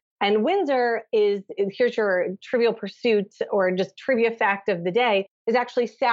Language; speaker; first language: English; native; English